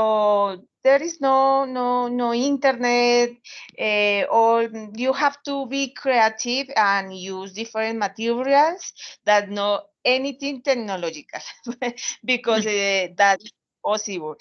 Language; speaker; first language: English; non-native, learner; Spanish